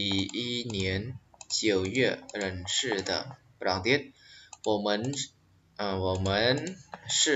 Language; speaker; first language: Chinese; non-native, fluent; Khmer